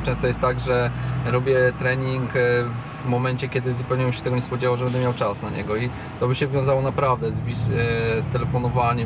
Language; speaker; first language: Polish; native; Polish